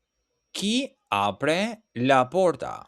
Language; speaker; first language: Italian; non-native, learner; Albanian